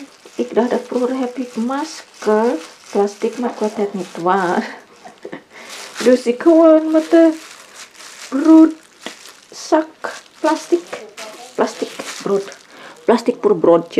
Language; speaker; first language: Dutch; non-native, learner; Indonesian